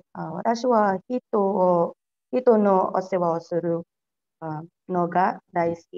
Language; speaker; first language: Japanese; non-native, learner; Filipino